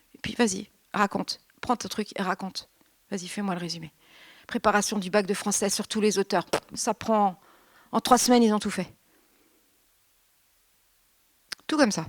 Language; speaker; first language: French; native; French